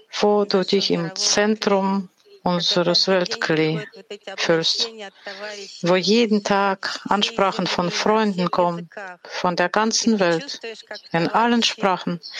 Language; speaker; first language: German; non-native, fluent; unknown